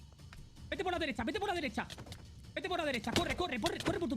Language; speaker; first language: Spanish; native; Spanish